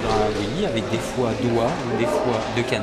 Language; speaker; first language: French; native; French